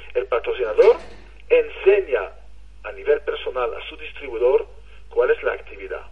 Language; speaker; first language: Spanish; non-native, fluent; Hebrew